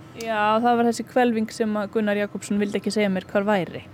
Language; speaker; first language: Icelandic; native; Icelandic